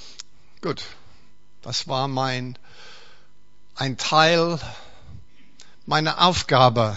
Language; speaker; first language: German; non-native, fluent; English